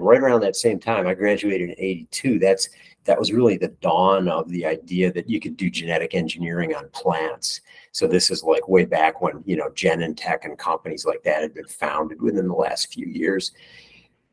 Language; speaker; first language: English; native; English